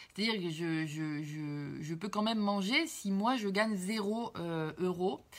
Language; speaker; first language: French; native; French